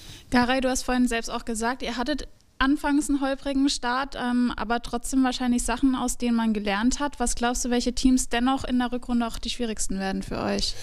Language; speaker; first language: German; native; German